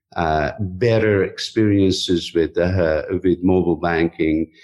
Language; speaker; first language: English; non-native, fluent; Persian